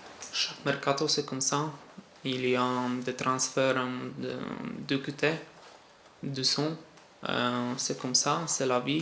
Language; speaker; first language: French; non-native, fluent; Polish